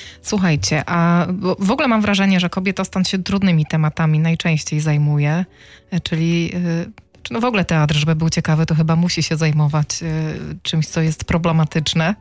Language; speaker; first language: Polish; native; Polish